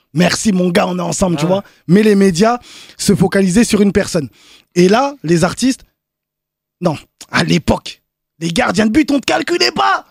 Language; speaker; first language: French; native; French